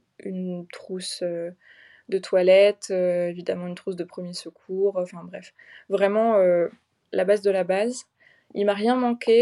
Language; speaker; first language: French; native; French